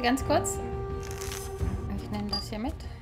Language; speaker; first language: German; native; German